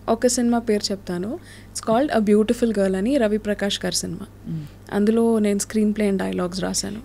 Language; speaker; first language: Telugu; native; Telugu